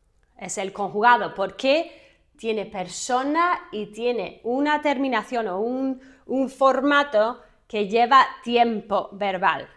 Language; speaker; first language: Spanish; non-native, fluent; English